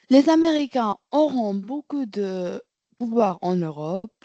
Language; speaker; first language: French; non-native, learner; Arabic